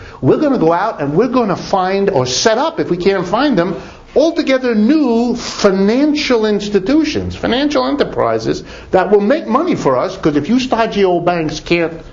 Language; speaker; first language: English; native; English